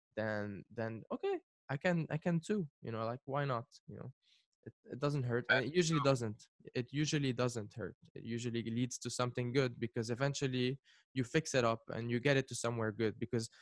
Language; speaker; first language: English; non-native, fluent; Arabic